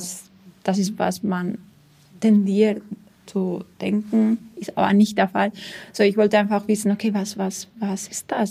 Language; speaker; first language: German; non-native, fluent; Spanish